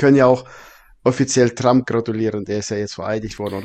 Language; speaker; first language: German; non-native, fluent; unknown